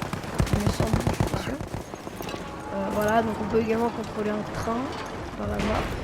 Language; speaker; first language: French; native; French